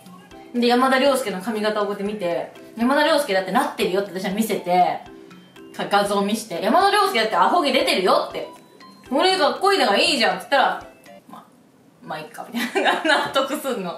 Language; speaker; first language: Japanese; native; Japanese